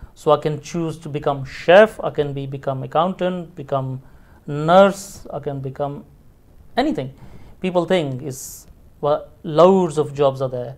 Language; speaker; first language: English; non-native, fluent; Punjabi